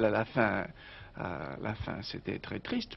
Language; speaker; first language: French; non-native, learner; English